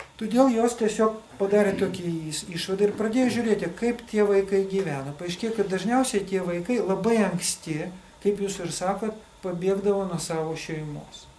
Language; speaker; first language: Lithuanian; non-native, local second language; Russian